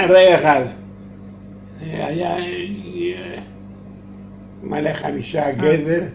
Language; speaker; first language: Hebrew; non-native, learner; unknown